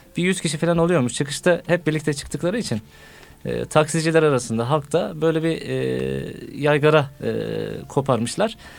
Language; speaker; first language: Turkish; native; Turkish